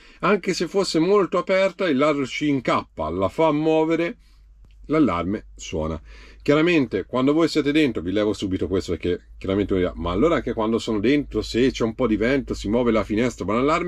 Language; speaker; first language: Italian; native; Italian